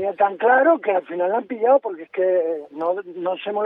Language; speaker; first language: Spanish; native; Spanish